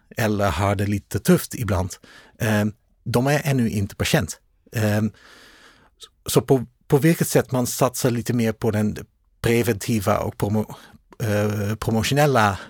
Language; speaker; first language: Swedish; non-native, fluent; Dutch